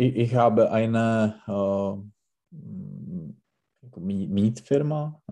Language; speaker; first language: German; non-native, learner; Czech